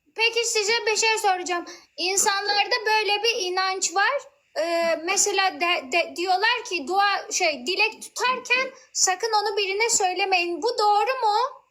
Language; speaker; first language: Turkish; early bilingual, heritage; Turkish